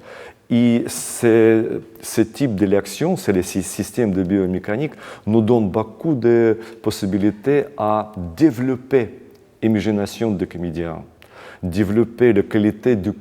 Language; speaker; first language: French; non-native, fluent; Russian